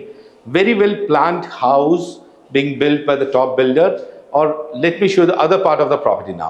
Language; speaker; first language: English; non-native, local second language; Hindi